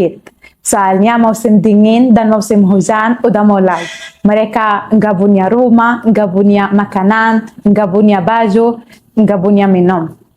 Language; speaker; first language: Indonesian; non-native, learner; Arabic